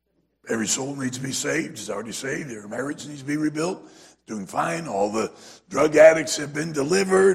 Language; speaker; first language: English; native; English